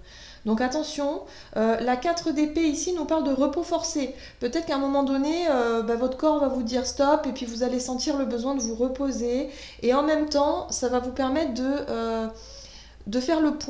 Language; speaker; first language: French; native; French